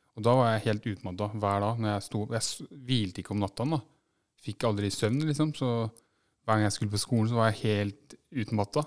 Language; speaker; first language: Norwegian; native; Norwegian